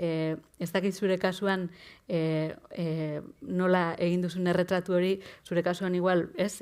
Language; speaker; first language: Basque; native; Basque